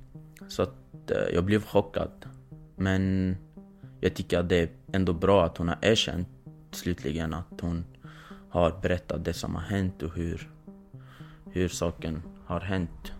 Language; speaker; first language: Swedish; non-native, fluent; Kurdish